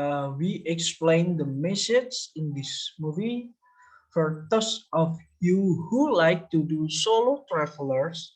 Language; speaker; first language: English; non-native, learner; Indonesian